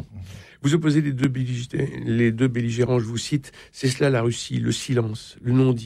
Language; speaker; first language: French; native; French